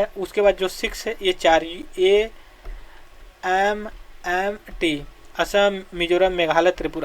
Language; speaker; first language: Hindi; native; Hindi